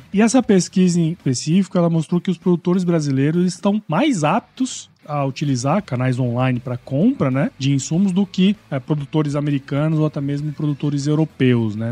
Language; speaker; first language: Portuguese; native; Portuguese